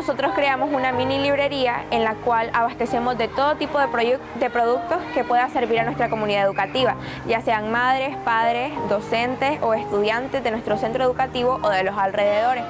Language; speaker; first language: Spanish; native; Spanish